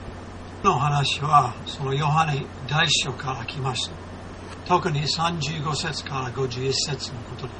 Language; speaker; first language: Japanese; non-native, fluent; English